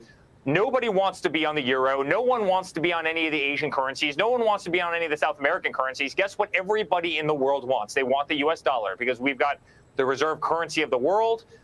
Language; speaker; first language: English; native; English